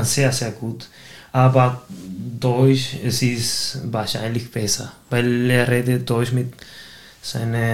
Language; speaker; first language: German; non-native, fluent; Spanish